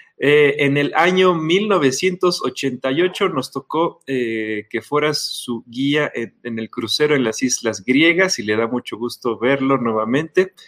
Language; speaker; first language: Spanish; native; Spanish